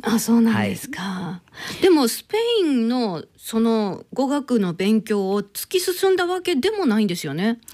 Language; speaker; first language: Japanese; native; Japanese